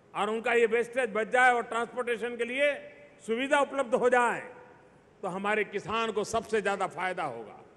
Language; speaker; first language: Hindi; non-native, local second language; Gujarati